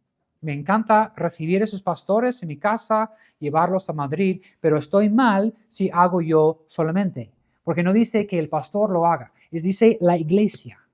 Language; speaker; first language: Spanish; non-native, fluent; English